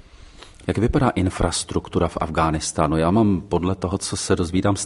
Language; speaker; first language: Czech; native; Czech